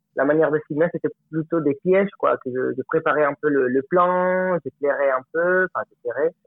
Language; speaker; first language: French; non-native, fluent; Spanish